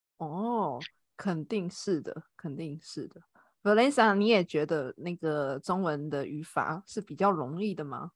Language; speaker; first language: Chinese; native; Chinese